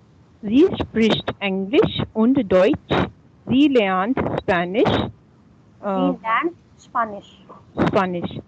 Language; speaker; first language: German; non-native, learner; Hindi